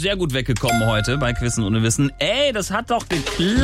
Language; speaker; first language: German; native; German